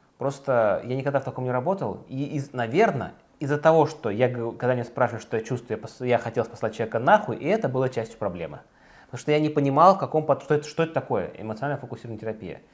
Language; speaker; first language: Russian; native; Russian